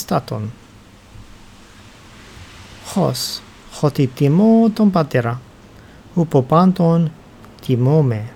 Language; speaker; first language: Greek; non-native, learner; English